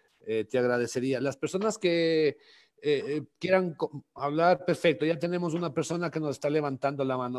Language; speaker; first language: Spanish; native; Spanish